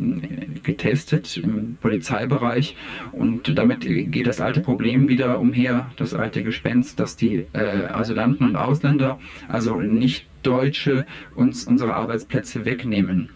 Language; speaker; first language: German; native; German